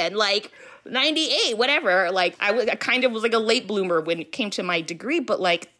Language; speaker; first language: English; early bilingual, other home language; Filipino